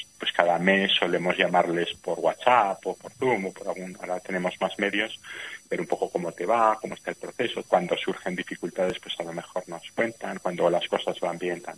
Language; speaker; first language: Spanish; native; Spanish